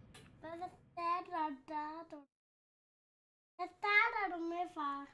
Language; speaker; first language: Danish; early bilingual, other home language; Vietnamese